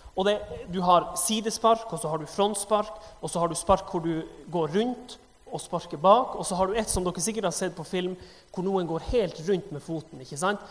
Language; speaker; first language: Norwegian; native; Norwegian